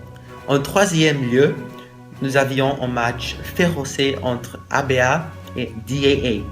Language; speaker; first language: French; non-native, learner; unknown